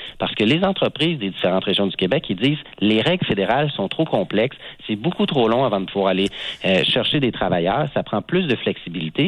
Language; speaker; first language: French; native; French